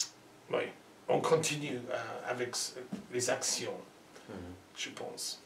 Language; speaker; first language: French; non-native, learner; English